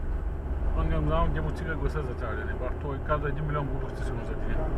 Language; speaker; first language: Bulgarian; native; Bulgarian